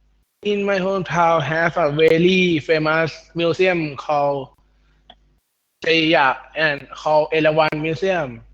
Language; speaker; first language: English; non-native, learner; Thai